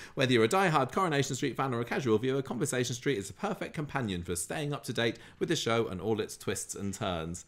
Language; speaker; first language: English; native; English